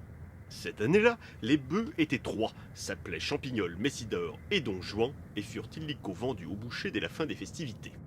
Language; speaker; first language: French; native; French